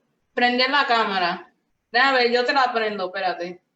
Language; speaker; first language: Spanish; early bilingual, heritage; Spanish